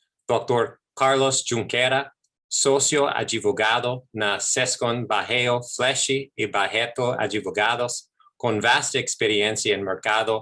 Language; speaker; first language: Portuguese; non-native, fluent; English